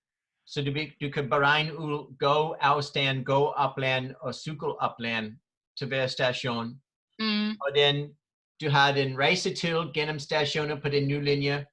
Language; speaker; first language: Danish; non-native, fluent; English